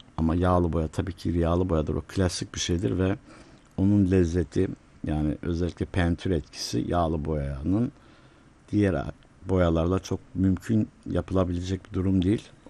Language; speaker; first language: Turkish; native; Turkish